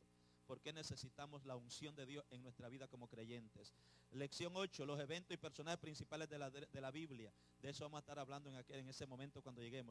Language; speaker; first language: Spanish; native; Spanish